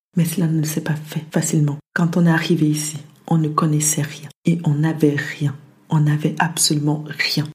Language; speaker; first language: French; early bilingual, other home language; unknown